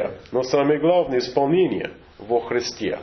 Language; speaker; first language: Russian; non-native, fluent; English